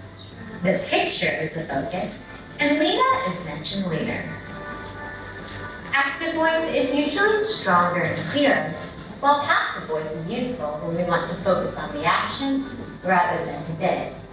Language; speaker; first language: English; non-native, learner; Indonesian